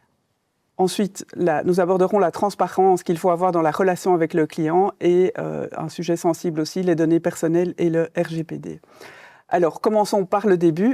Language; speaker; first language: French; native; French